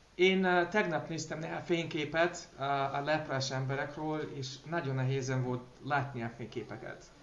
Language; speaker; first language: Hungarian; non-native, learner; Russian